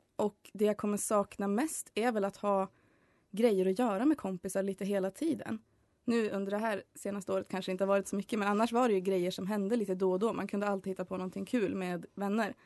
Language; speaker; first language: Swedish; native; Swedish